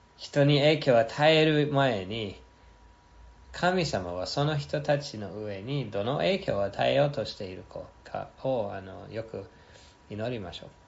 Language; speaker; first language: Japanese; non-native, fluent; English